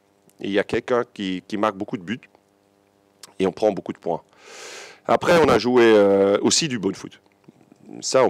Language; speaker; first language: French; non-native, local second language; Dutch